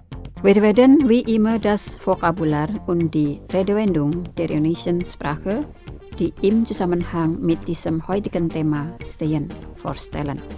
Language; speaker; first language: German; non-native, fluent; Indonesian